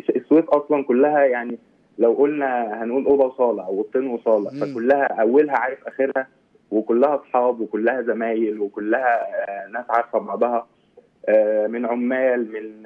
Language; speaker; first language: Arabic; native; Arabic